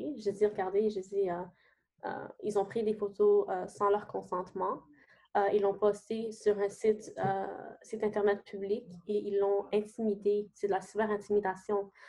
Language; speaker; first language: French; early bilingual, other home language; Arabic